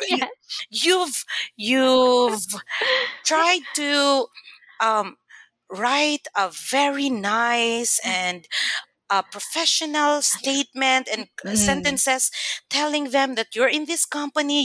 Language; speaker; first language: English; non-native, local second language; Cebuano